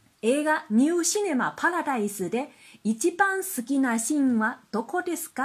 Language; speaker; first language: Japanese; non-native, fluent; Chinese